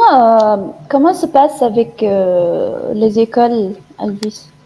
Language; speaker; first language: French; non-native, fluent; Arabic